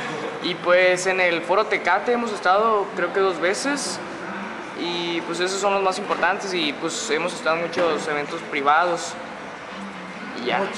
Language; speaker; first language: Spanish; native; Spanish